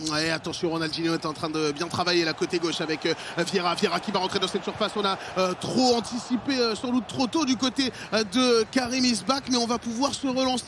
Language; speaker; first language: French; native; French